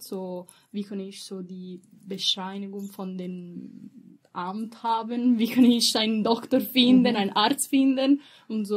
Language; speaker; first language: German; non-native, learner; Italian